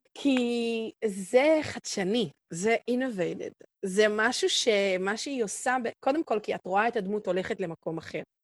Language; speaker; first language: Hebrew; native; Hebrew